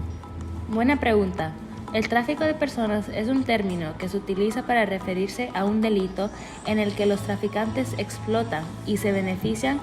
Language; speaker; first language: Spanish; early bilingual, heritage; Spanish